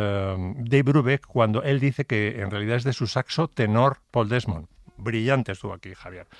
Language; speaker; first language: Spanish; native; Spanish